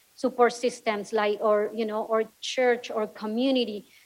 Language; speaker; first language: English; non-native, fluent; Spanish